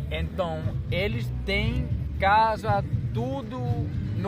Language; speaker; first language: Portuguese; non-native, fluent; Greek